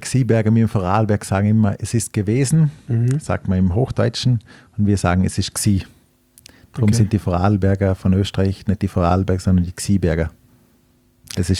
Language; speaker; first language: German; native; German